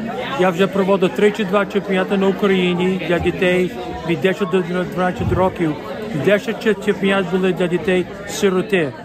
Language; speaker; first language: Ukrainian; early bilingual, heritage; Ukrainian